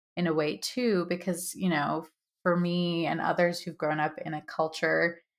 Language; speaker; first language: English; early bilingual, other home language; Hindi